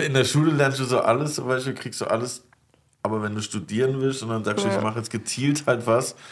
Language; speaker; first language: German; native; German